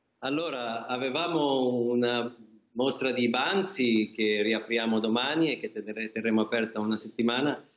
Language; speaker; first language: Italian; native; Italian